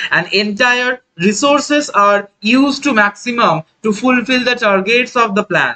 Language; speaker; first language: English; non-native, local second language; Bangla